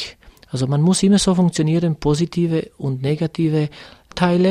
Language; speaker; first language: German; non-native, fluent; Serbian